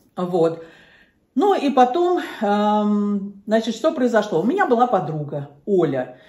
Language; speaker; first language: Russian; native; Russian